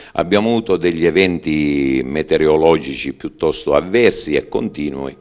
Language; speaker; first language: Italian; native; Italian